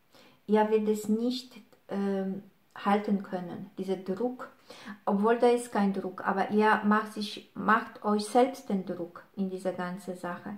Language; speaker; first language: German; non-native, fluent; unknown